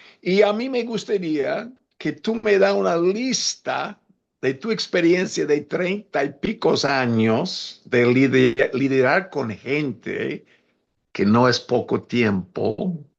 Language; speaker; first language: Spanish; non-native, fluent; English